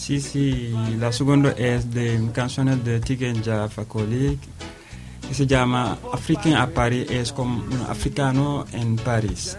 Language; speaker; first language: Spanish; non-native, learner; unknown